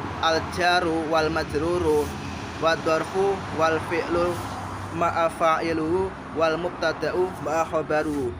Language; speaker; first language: Arabic; non-native, learner; Indonesian